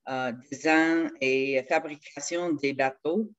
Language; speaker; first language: French; non-native, fluent; English